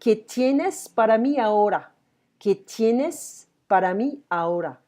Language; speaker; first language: Spanish; non-native, fluent; French